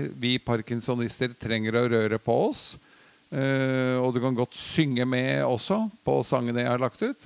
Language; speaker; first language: Norwegian; early bilingual, other home language; Latvian